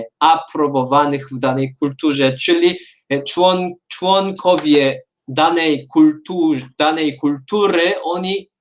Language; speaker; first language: Polish; non-native, fluent; Korean